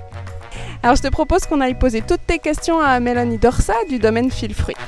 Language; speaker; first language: French; native; French